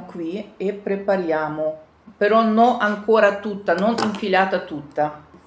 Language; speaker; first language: Italian; non-native, fluent; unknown